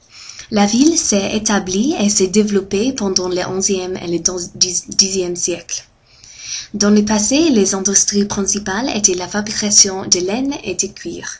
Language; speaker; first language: French; non-native, fluent; English